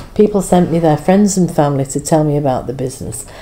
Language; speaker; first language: English; native; English